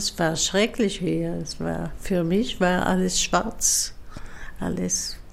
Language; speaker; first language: German; non-native, fluent; Dutch